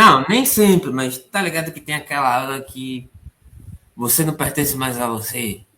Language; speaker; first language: Portuguese; native; Portuguese